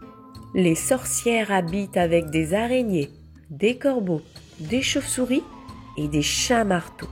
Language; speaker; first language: French; native; French